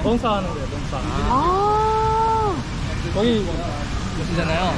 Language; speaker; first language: Korean; non-native, fluent; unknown